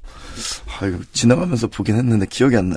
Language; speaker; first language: Korean; native; Korean